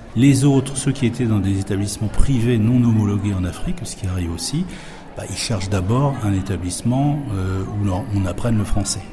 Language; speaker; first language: French; native; French